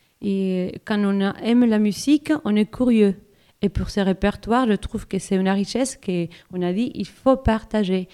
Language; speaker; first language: French; non-native, fluent; Spanish